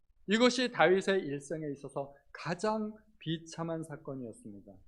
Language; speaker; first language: Korean; native; Korean